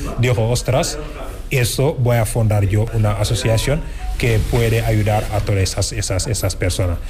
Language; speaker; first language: Spanish; non-native, fluent; Wolof